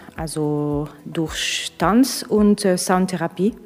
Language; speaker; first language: German; non-native, fluent; Russian